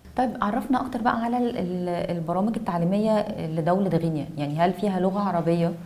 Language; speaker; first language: Arabic; native; Arabic